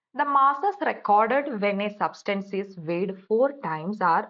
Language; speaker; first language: English; non-native, local second language; Malayalam